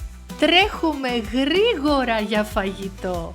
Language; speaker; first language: Greek; native; Greek